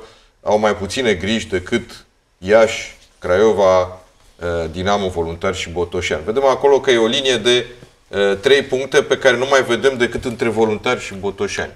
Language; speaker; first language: Romanian; native; Romanian